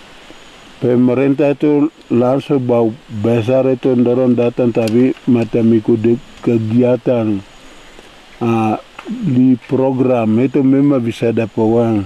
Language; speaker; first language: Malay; non-native, local second language; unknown